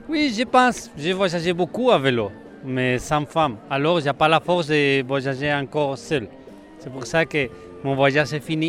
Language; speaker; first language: French; non-native, learner; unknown